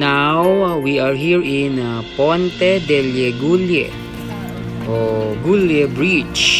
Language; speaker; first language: English; non-native, local second language; Filipino